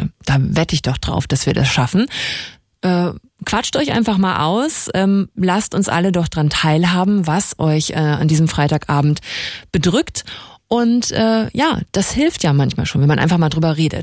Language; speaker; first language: German; native; German